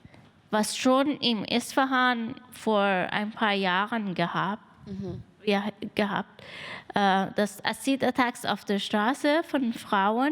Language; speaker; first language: German; non-native, fluent; Persian